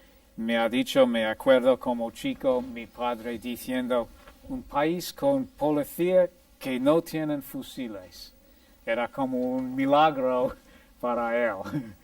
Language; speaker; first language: Spanish; non-native, fluent; English